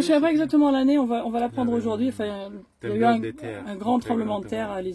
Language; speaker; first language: French; native; French